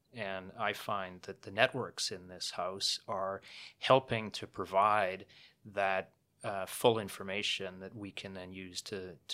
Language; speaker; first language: English; native; English